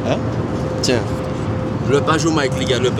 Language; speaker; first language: French; native; French